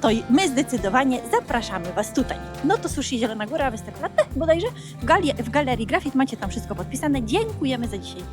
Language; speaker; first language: Polish; native; Polish